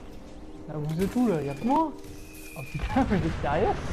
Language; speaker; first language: French; native; French